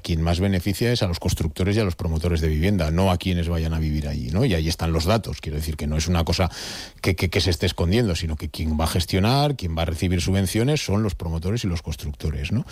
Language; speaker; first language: Spanish; native; Spanish